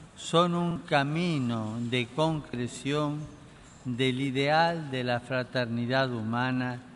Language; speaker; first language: Spanish; native; Spanish